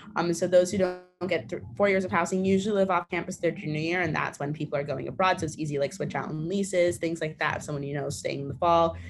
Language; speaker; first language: English; native; English